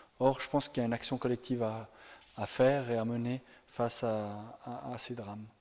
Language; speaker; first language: French; native; French